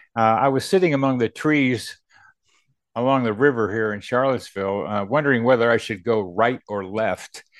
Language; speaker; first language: English; native; English